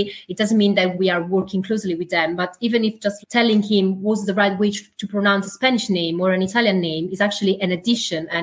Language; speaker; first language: English; non-native, fluent; Italian